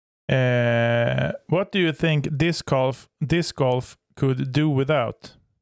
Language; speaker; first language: English; non-native, fluent; Swedish